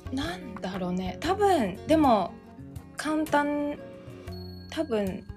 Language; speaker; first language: Japanese; non-native, fluent; Chinese